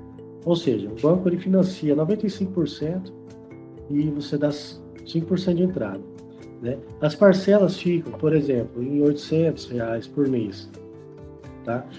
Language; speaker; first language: Portuguese; native; Portuguese